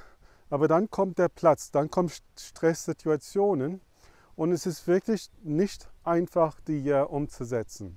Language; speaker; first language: German; non-native, fluent; English